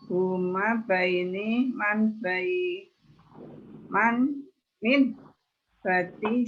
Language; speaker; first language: Arabic; non-native, learner; Indonesian